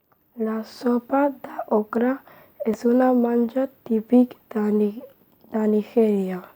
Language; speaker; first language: Catalan; non-native, learner; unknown